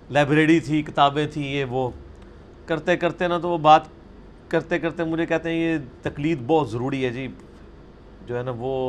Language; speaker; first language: Urdu; non-native, local second language; Punjabi